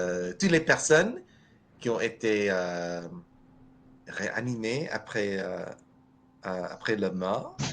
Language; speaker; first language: French; non-native, learner; English